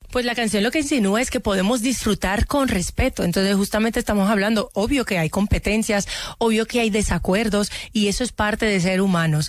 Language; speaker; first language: Spanish; early bilingual, other home language; Haitian Creole